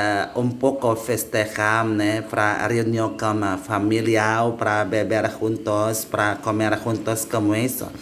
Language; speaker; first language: Portuguese; non-native, learner; Indonesian